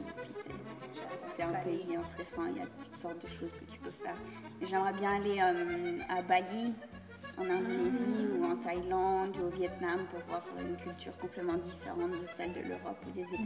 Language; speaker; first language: French; early bilingual, heritage; French